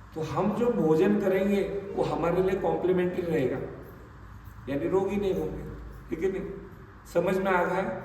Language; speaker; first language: Hindi; non-native, local second language; Marathi